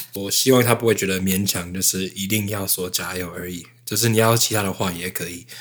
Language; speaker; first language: Chinese; native; Chinese